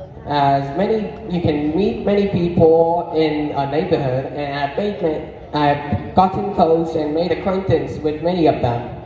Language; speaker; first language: English; non-native, fluent; Vietnamese